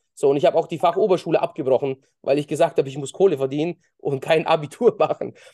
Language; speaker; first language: German; early bilingual, other home language; Russian